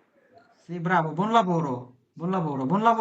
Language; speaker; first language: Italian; non-native, fluent; Bangla